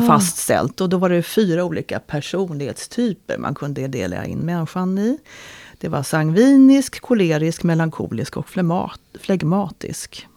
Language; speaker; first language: Swedish; native; Swedish